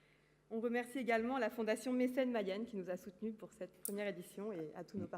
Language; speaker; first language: French; native; French